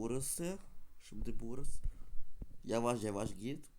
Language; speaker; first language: Turkish; non-native, learner; Russian